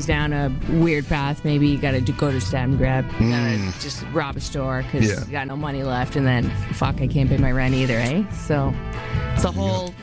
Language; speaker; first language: English; native; English